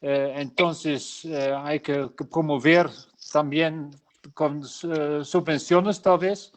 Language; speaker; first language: Spanish; non-native, learner; Dutch